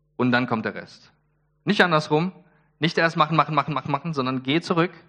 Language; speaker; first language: German; early bilingual, other home language; Polish